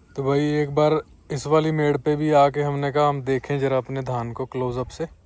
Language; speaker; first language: Hindi; non-native, local second language; Punjabi